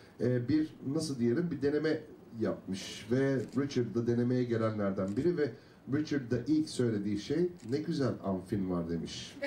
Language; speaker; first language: Turkish; native; Turkish